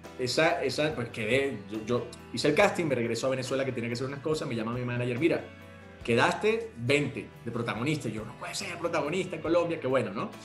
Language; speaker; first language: Spanish; native; Spanish